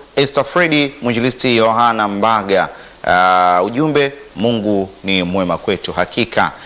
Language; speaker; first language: Swahili; native; Swahili